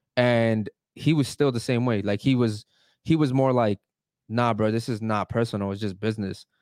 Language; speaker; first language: English; early bilingual, other home language; Spanish